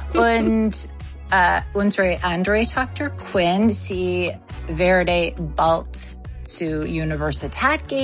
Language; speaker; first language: German; non-native, learner; English